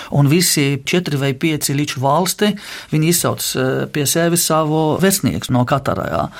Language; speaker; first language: Latvian; non-native, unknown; Arabic